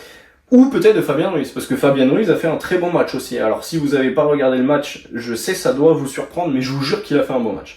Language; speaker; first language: French; native; French